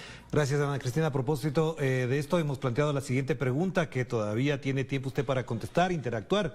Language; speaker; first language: Spanish; native; Spanish